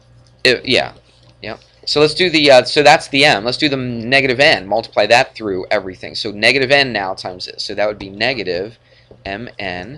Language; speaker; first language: English; native; English